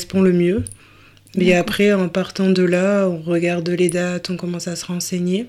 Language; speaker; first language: French; native; French